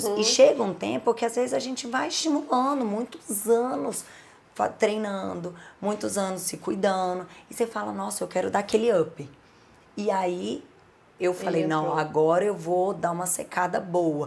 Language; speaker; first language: Portuguese; native; Portuguese